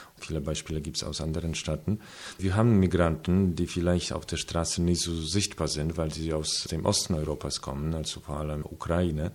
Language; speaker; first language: German; non-native, fluent; Polish